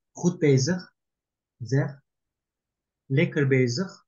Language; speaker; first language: Dutch; non-native, learner; Turkish